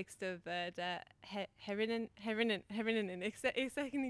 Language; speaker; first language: Dutch; non-native, learner; English